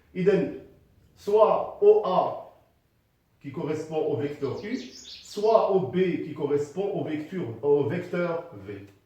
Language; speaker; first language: French; non-native, local second language; Arabic